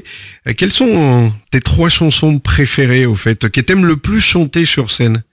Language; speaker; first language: French; native; French